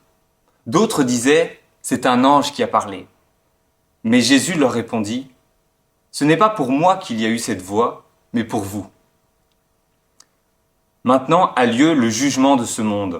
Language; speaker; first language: French; native; French